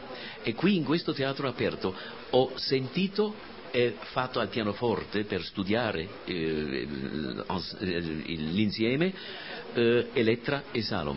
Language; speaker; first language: Italian; non-native, fluent; German